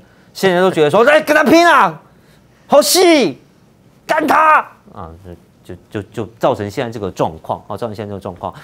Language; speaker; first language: Chinese; native; Chinese